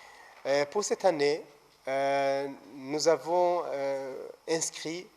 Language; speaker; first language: French; non-native, local second language; Rundi